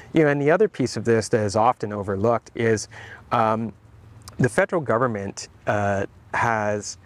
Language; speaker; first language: English; native; English